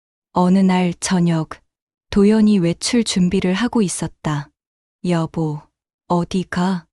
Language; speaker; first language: Korean; native; Korean